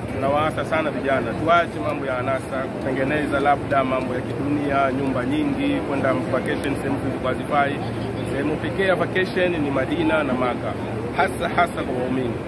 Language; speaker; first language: Swahili; native; Swahili